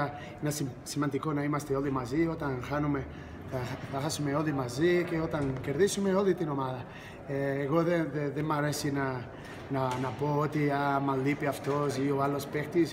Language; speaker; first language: Greek; non-native, fluent; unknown